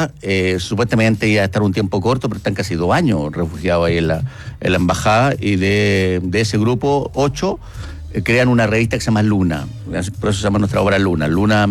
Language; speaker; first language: Spanish; native; Spanish